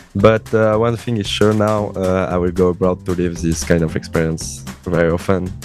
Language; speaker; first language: English; non-native, fluent; French